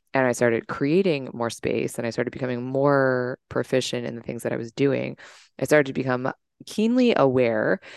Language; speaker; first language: English; native; English